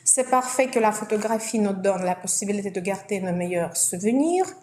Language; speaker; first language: French; non-native, fluent; Russian